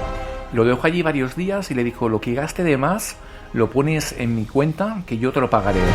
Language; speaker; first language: Spanish; native; Spanish